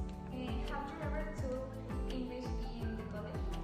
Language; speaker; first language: English; non-native, learner; Spanish